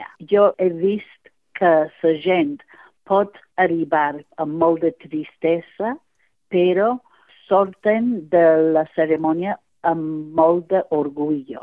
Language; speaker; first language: Catalan; non-native, fluent; English